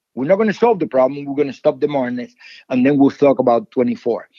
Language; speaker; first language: English; non-native, fluent; Spanish